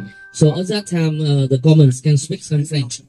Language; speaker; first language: English; non-native, fluent; Vietnamese